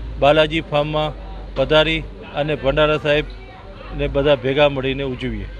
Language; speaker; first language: Gujarati; non-native, local second language; Sindhi